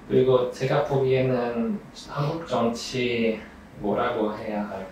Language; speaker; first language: Korean; non-native, fluent; English